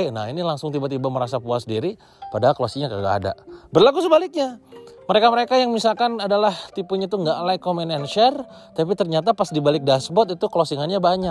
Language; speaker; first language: Indonesian; native; Indonesian